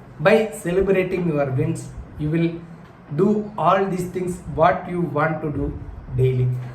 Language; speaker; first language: English; non-native, local second language; Tamil